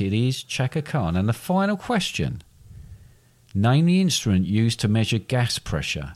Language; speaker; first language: English; native; English